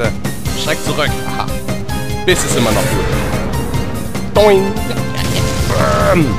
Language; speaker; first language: German; native; German